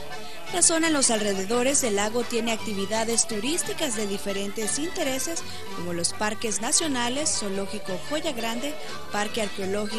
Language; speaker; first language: Spanish; native; Spanish